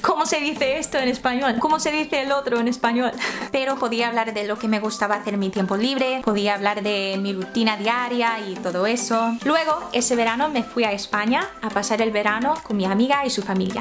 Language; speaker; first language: Spanish; non-native, fluent; English